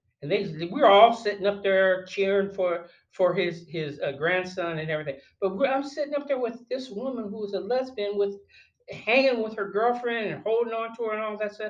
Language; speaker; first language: English; native; English